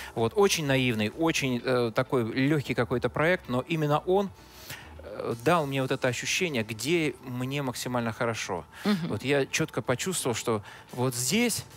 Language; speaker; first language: Russian; native; Russian